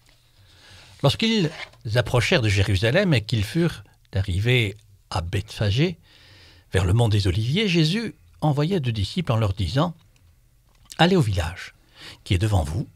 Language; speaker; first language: French; native; French